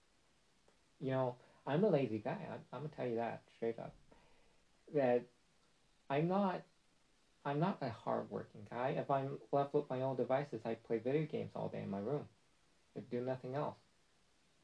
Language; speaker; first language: English; non-native, fluent; Chinese